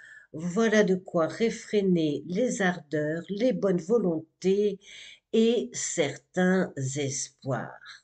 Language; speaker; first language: French; native; French